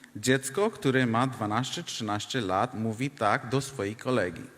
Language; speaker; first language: Polish; non-native, fluent; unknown